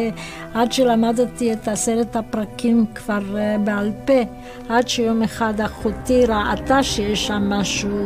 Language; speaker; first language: Hebrew; non-native, fluent; Romanian